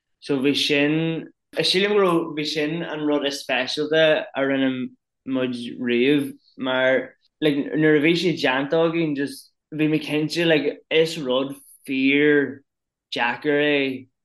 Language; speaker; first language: Irish; non-native, local second language; English